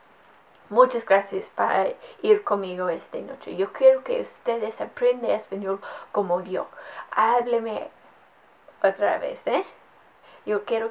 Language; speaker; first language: Spanish; non-native, learner; English